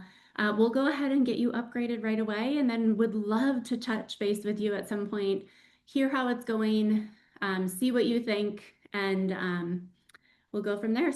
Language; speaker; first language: English; native; English